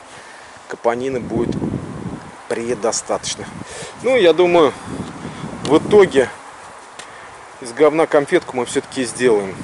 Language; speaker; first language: Russian; native; Russian